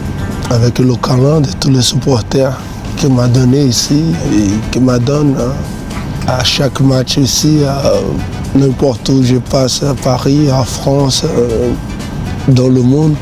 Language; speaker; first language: French; non-native, fluent; Portuguese